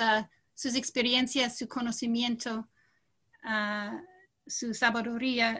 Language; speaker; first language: Spanish; non-native, fluent; English